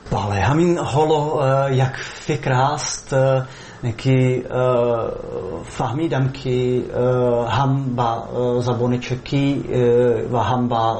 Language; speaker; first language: Persian; non-native, fluent; Czech